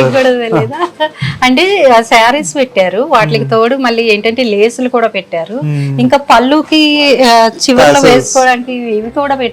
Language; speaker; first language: Telugu; native; Telugu